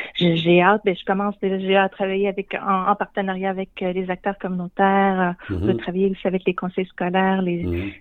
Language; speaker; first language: French; native; French